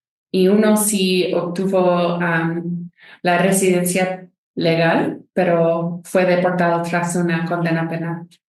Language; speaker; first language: Spanish; non-native, fluent; English